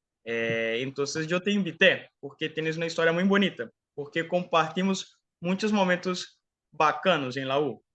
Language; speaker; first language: Spanish; non-native, fluent; Portuguese